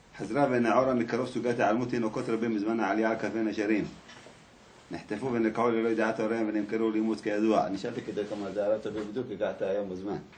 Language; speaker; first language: Hebrew; early bilingual, other home language; Arabic